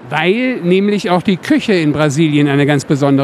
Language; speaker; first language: German; native; German